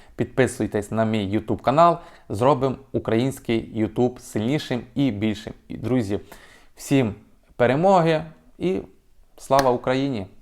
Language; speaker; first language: Ukrainian; native; Ukrainian